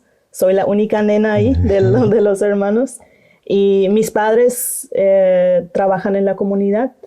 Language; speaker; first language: Spanish; non-native, local second language; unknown